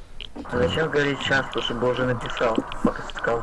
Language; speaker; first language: Russian; native; Russian